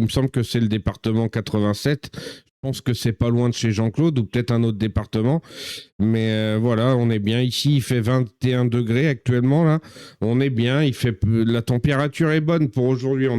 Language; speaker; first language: French; native; French